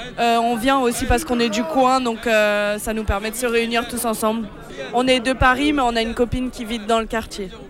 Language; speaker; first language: French; native; French